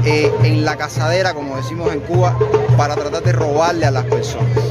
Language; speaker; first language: Spanish; native; Spanish